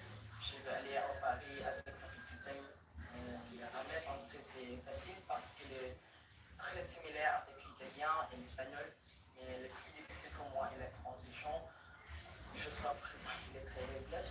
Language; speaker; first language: French; non-native, learner; Filipino